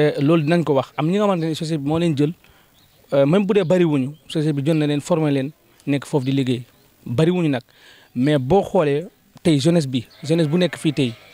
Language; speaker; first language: Wolof; non-native, local second language; Fula